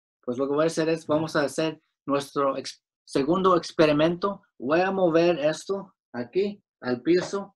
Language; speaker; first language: Spanish; early bilingual, heritage; Spanish